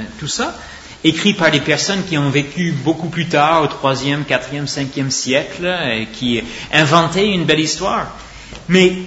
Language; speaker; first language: French; non-native, fluent; English